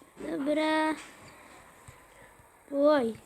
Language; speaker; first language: Polish; native; Polish